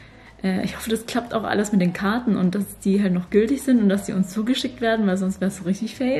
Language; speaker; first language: German; native; German